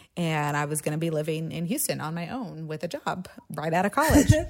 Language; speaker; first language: English; native; English